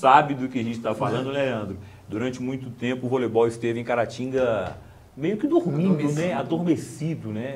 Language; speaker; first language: Portuguese; native; Portuguese